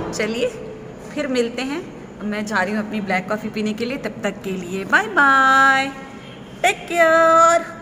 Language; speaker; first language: Hindi; native; Hindi